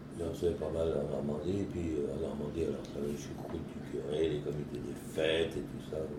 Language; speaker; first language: French; native; French